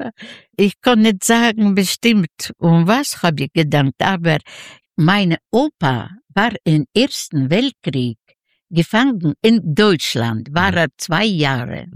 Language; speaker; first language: German; non-native, learner; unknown